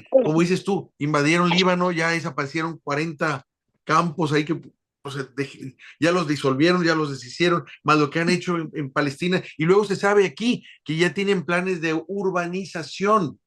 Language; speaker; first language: Spanish; native; Spanish